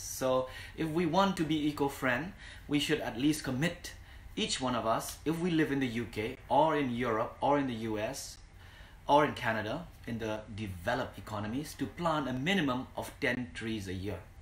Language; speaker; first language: English; non-native, local second language; Khasi